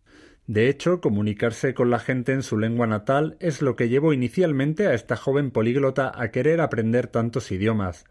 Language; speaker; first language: Spanish; native; Spanish